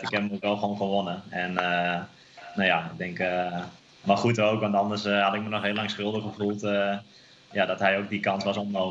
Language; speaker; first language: Dutch; native; Dutch